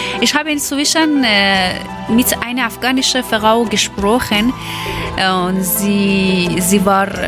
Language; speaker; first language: German; non-native, learner; Persian